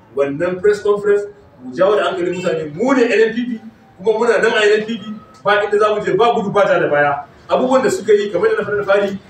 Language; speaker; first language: Hausa; non-native, local second language; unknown